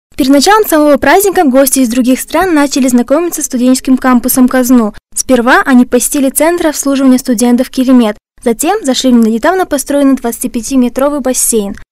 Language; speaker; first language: Russian; non-native, local second language; Kazakh